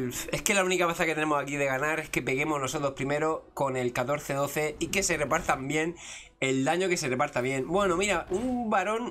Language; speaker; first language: Spanish; native; Spanish